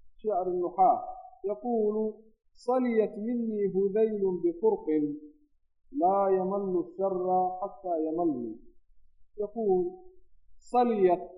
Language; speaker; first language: Arabic; non-native, local second language; Somali